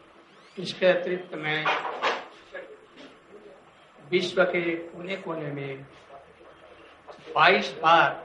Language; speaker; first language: Hindi; native; Hindi